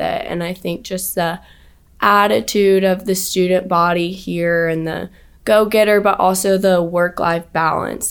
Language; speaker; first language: English; native; English